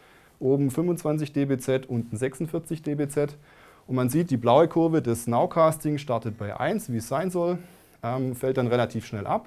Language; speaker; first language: German; native; German